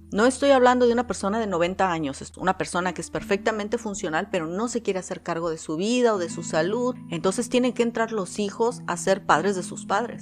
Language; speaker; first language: Spanish; native; Spanish